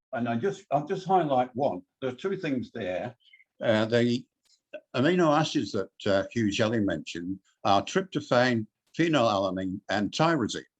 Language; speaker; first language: English; native; English